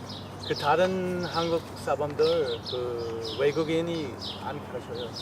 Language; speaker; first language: Korean; non-native, learner; English